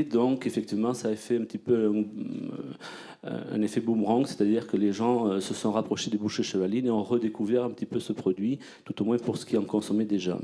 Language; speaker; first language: French; native; French